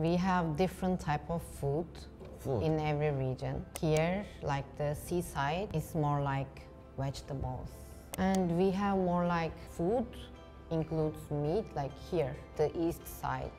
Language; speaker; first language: English; non-native, fluent; Turkish